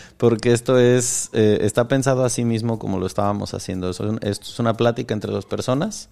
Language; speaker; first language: Spanish; native; Spanish